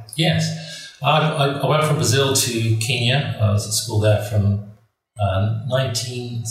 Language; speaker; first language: English; native; English